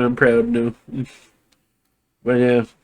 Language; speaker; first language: English; native; English